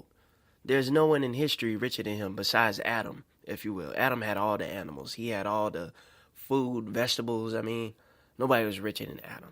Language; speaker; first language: English; native; English